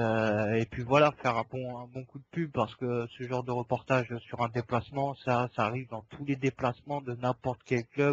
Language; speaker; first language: French; native; French